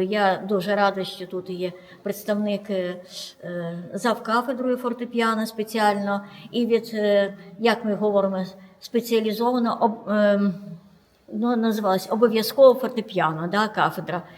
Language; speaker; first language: Ukrainian; non-native, local second language; Russian